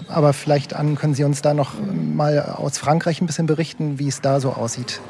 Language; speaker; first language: German; native; German